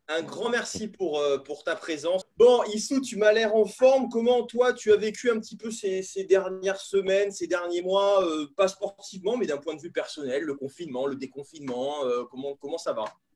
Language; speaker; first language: French; native; French